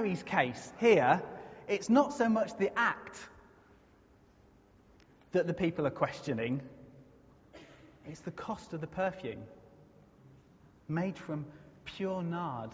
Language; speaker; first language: English; native; English